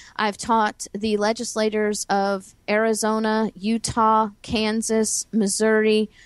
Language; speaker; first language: English; native; English